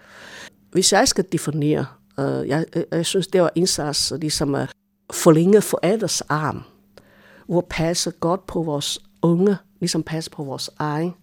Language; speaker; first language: Danish; non-native, fluent; Chinese